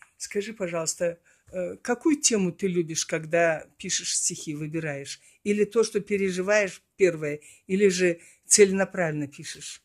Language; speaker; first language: Russian; non-native, local second language; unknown